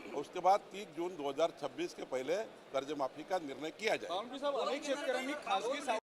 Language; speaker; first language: Hindi; non-native, local second language; Marathi